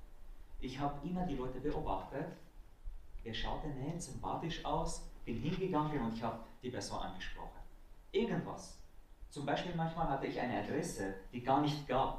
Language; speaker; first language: German; non-native, fluent; Arabic